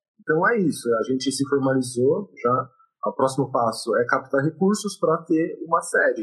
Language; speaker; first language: Portuguese; native; Portuguese